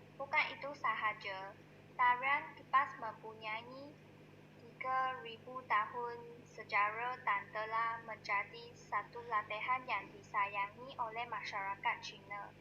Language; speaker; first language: Malay; non-native, local second language; Chinese